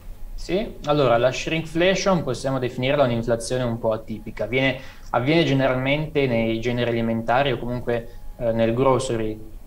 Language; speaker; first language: Italian; native; Italian